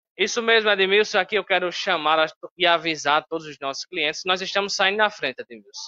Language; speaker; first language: Portuguese; native; Portuguese